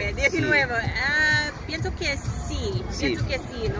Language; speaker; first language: Spanish; non-native, learner; English